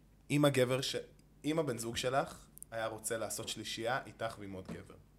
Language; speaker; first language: Hebrew; native; Hebrew